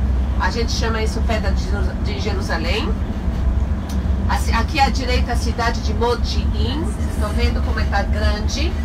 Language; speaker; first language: Portuguese; non-native, fluent; Hebrew